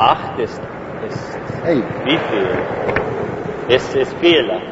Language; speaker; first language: German; non-native, learner; English